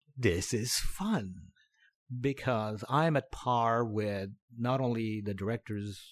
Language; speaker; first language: English; non-native, local second language; Filipino